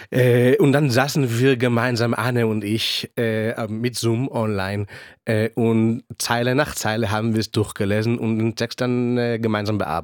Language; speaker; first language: German; non-native, fluent; Hebrew